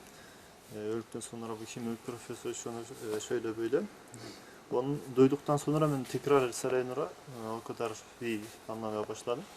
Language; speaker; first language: Turkish; non-native, learner; Kyrgyz